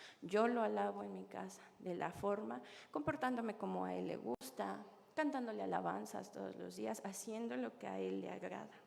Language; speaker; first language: Spanish; native; Spanish